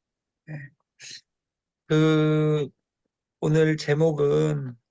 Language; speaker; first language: Korean; native; Korean